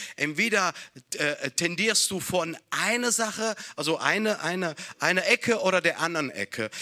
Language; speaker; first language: German; non-native, fluent; Italian